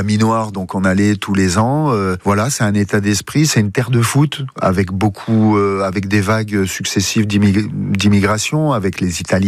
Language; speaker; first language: French; native; French